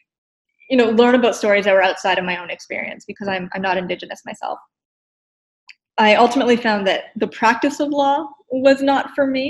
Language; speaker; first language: English; native; English